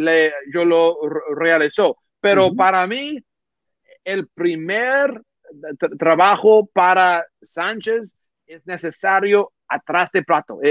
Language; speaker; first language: Spanish; non-native, learner; English